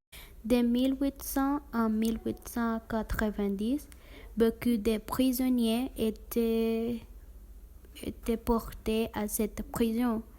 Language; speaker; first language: French; non-native, learner; Spanish